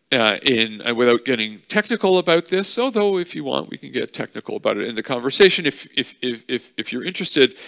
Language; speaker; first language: English; native; English